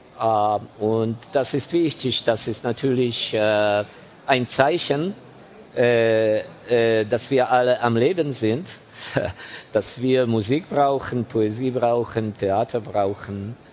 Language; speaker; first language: German; non-native, fluent; Ukrainian